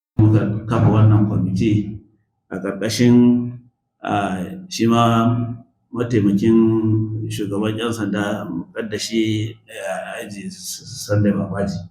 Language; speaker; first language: Hausa; native; Hausa